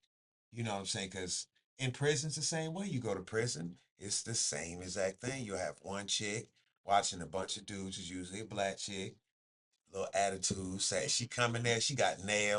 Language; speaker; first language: English; native; English